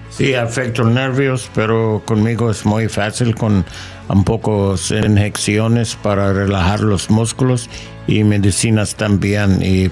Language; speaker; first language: Spanish; non-native, learner; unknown